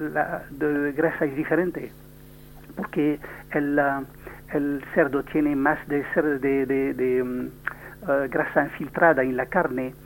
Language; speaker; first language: Spanish; non-native, learner; French